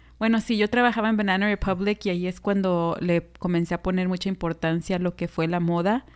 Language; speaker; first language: Spanish; early bilingual, heritage; Spanish